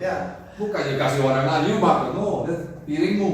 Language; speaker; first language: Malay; non-native, fluent; Dutch